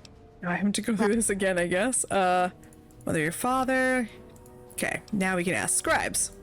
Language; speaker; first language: English; native; English